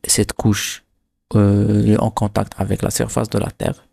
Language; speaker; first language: French; non-native, local second language; Arabic